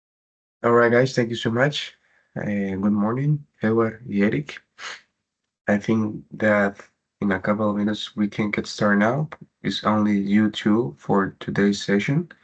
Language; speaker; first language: English; non-native, fluent; Spanish